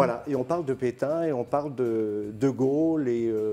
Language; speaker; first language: French; native; French